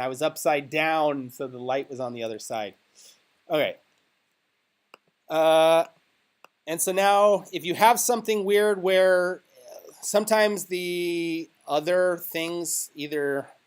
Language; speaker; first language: English; native; English